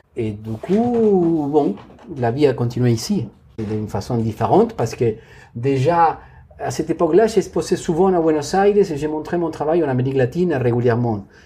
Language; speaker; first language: French; non-native, fluent; Spanish